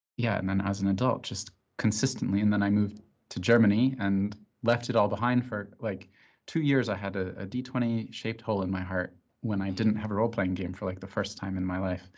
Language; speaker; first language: English; native; English